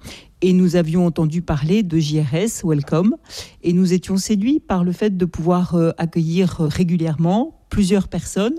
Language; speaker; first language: French; native; French